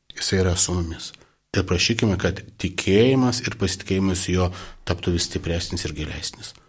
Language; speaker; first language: Lithuanian; non-native, local second language; Polish